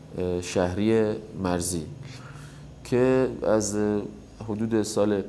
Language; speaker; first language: Persian; native; Persian